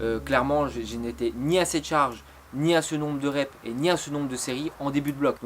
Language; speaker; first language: French; native; French